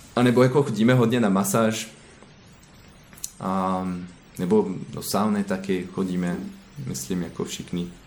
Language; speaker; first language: Czech; non-native, learner; French